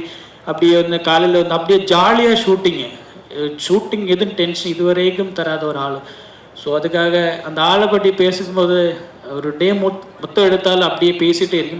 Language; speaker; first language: Tamil; non-native, learner; Malayalam